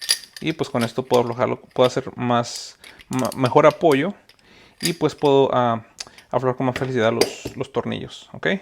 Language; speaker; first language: Spanish; native; Spanish